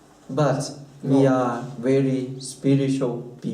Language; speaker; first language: English; non-native, fluent; Thai